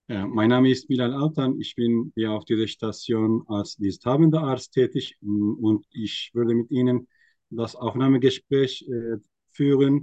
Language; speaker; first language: German; non-native, fluent; Turkish